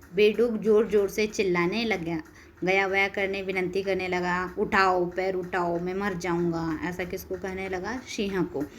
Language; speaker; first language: Hindi; non-native, local second language; Marathi